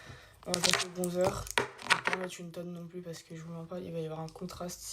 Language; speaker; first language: French; native; French